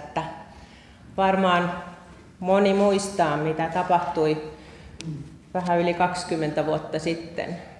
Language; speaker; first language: Finnish; native; Finnish